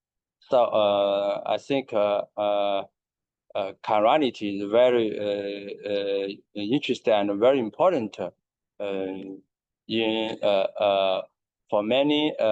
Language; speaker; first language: English; non-native, learner; Chinese